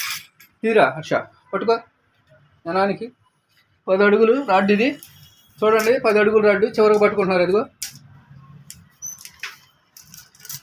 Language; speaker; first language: Telugu; native; Telugu